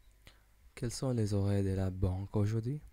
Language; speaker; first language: French; non-native, learner; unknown